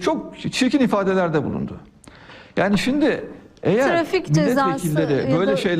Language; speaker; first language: Turkish; native; Turkish